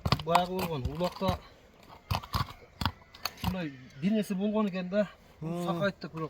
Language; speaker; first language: Kyrgyz; native; Kyrgyz